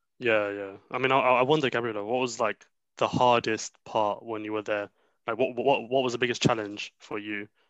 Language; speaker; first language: English; early bilingual, other home language; Arabic